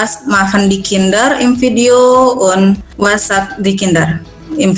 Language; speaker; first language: German; non-native, learner; Indonesian